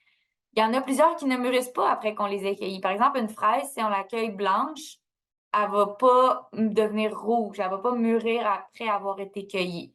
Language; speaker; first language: French; native; French